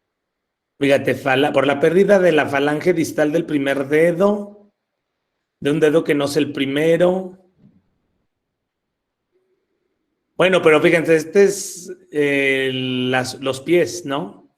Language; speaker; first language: Spanish; native; Spanish